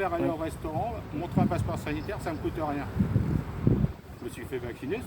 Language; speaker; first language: French; native; French